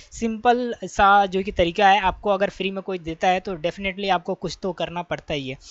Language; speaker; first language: Hindi; native; Hindi